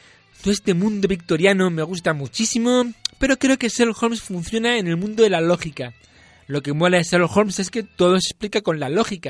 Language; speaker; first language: Spanish; native; Spanish